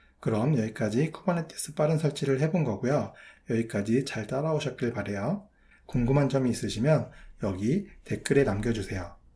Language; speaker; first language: Korean; native; Korean